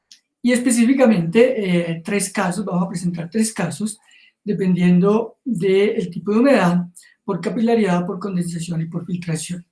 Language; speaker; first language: Spanish; native; Spanish